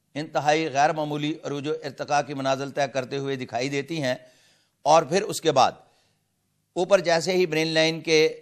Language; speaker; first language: Urdu; non-native, local second language; Punjabi